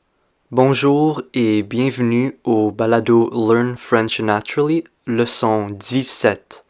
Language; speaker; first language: French; non-native, fluent; English